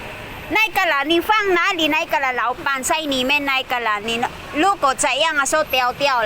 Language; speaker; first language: Chinese; non-native, learner; Filipino